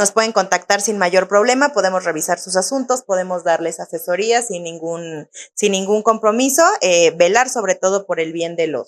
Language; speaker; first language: Spanish; native; Spanish